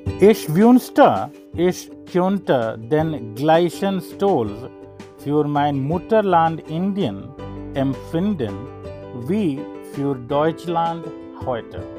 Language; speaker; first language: German; non-native, learner; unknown